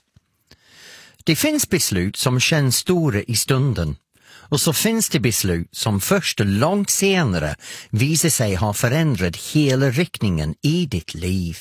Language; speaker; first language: Swedish; non-native, fluent; English